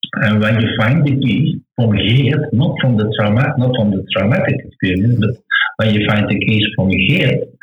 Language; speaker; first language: English; non-native, learner; Dutch